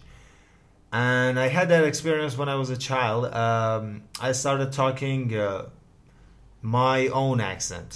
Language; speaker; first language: English; non-native, fluent; Persian